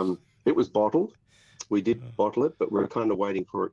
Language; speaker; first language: English; native; English